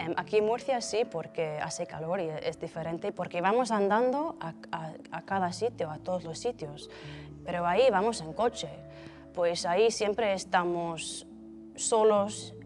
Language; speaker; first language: Spanish; non-native, fluent; English